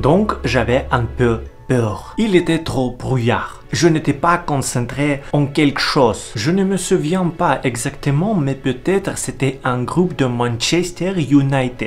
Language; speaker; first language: French; non-native, learner; Russian